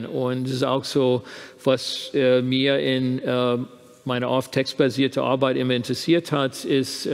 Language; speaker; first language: German; non-native, fluent; English